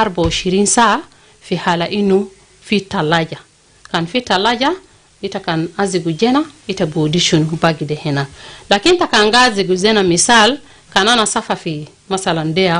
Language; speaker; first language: Arabic; non-native, local second language; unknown